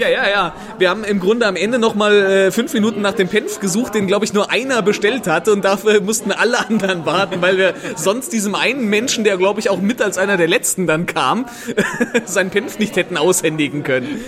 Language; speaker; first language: German; native; German